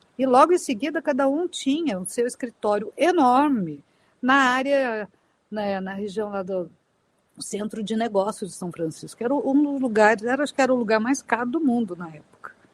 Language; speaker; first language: Portuguese; native; Portuguese